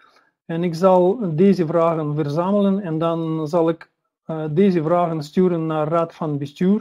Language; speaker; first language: Dutch; non-native, learner; Russian